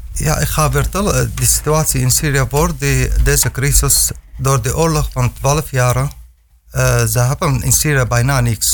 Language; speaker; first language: Dutch; non-native, learner; Arabic